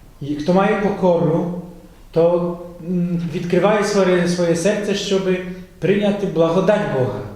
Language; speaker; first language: Ukrainian; non-native, fluent; Polish